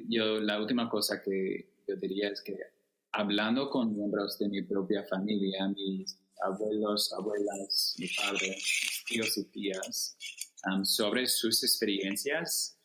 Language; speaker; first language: Spanish; non-native, fluent; English